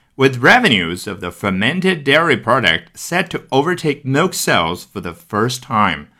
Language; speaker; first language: English; non-native, fluent; Chinese